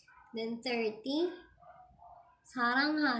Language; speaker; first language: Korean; non-native, fluent; Filipino